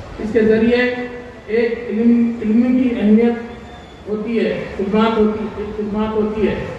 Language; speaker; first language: Urdu; native; Urdu